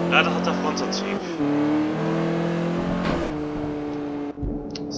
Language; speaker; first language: German; native; German